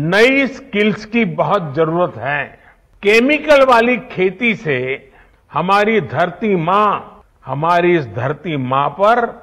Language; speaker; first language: Hindi; non-native, local second language; Gujarati